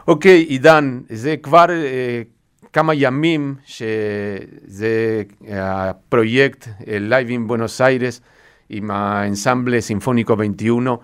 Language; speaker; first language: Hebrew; non-native, fluent; Spanish